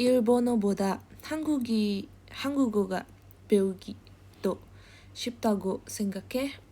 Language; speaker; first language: Korean; non-native, learner; Indonesian